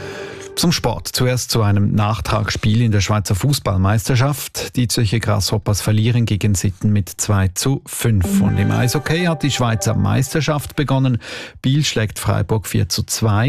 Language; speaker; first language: German; native; German